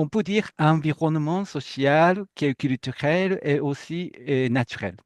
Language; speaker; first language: French; non-native, fluent; Japanese